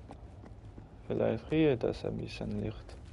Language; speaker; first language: German; non-native, learner; Russian